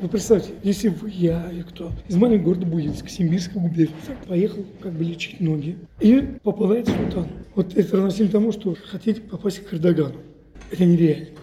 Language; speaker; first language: Russian; non-native, local second language; Tatar